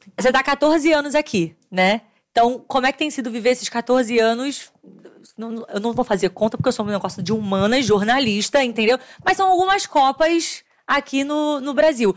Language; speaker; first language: Portuguese; native; Portuguese